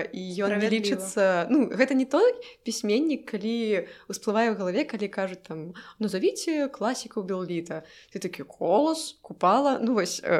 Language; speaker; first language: Belarusian; non-native, local second language; Russian